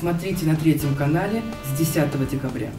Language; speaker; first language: Russian; native; Russian